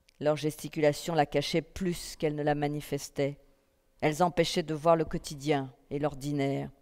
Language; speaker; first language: French; native; French